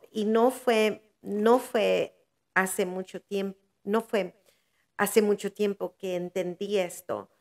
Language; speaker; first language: Spanish; early bilingual, heritage; Spanish